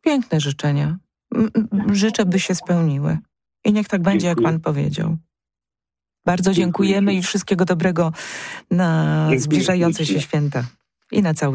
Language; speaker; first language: Polish; native; Polish